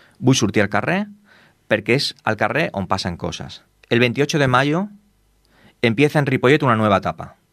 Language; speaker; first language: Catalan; non-native, local second language; Spanish